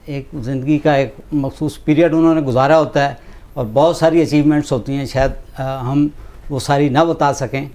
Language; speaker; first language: Urdu; non-native, local second language; Punjabi